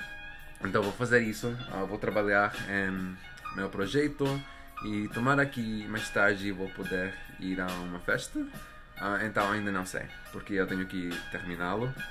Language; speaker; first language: Portuguese; non-native, learner; Spanish